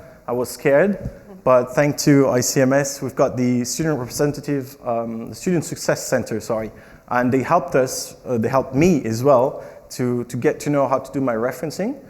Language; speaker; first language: English; non-native, fluent; French